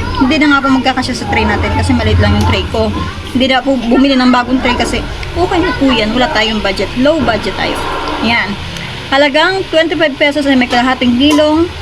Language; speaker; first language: Filipino; non-native, local second language; Bikol